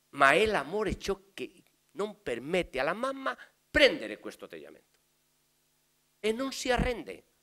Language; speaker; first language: Italian; non-native, fluent; Spanish